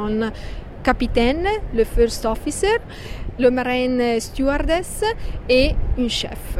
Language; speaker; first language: French; non-native, fluent; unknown